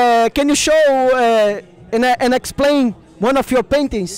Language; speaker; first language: English; non-native, fluent; Portuguese